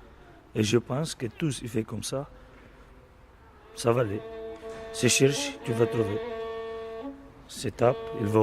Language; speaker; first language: French; non-native, learner; Romanian